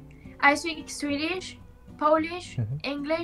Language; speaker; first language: English; non-native, learner; Polish